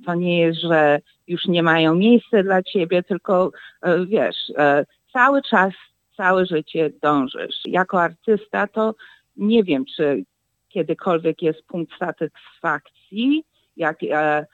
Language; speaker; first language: Polish; early bilingual, heritage; Polish